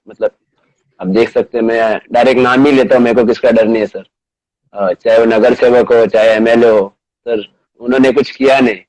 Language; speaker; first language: Hindi; non-native, local second language; Marathi